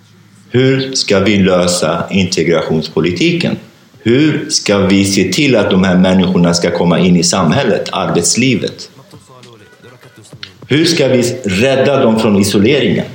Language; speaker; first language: Swedish; non-native, fluent; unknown